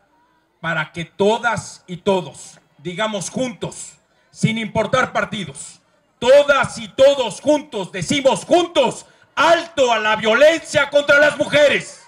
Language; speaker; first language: Spanish; native; Spanish